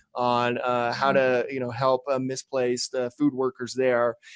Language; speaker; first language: English; native; English